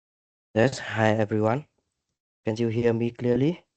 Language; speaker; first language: English; non-native, learner; Vietnamese